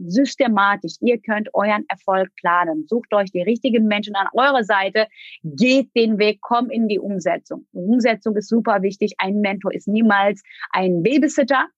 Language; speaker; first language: German; non-native, fluent; Turkish